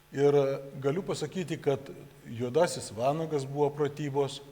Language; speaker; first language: Lithuanian; native; Lithuanian